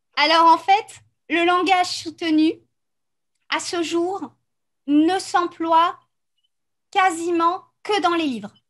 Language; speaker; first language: French; native; French